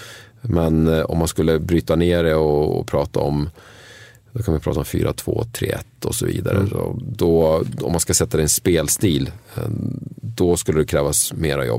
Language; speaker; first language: Swedish; native; Swedish